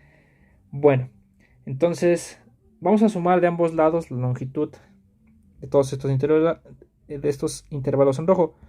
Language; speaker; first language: Spanish; native; Spanish